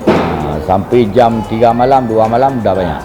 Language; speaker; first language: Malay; non-native, local second language; Achinese